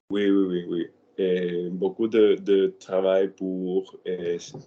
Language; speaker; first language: French; non-native, learner; Spanish